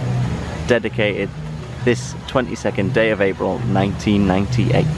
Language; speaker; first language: English; native; English